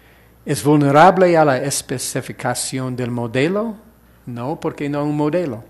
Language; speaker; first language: Spanish; non-native, fluent; English